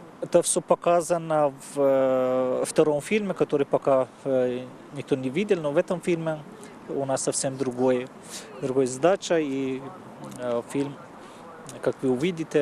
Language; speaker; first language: Russian; non-native, fluent; Persian